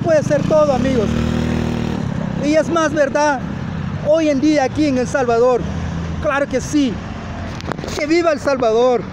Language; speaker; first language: Spanish; early bilingual, heritage; Spanish